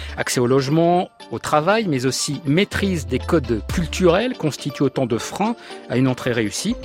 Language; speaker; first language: French; native; French